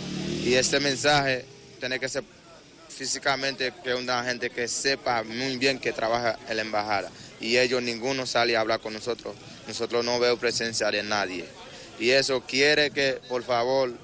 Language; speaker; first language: Spanish; non-native, learner; Haitian Creole